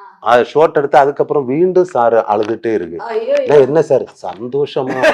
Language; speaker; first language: Tamil; non-native, learner; Malayalam